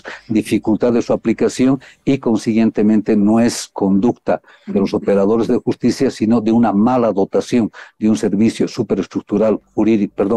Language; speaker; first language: Spanish; native; Spanish